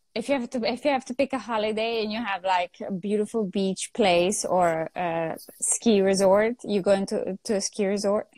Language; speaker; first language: English; non-native, fluent; Italian